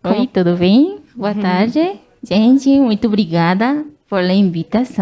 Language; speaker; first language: Portuguese; non-native, learner; Spanish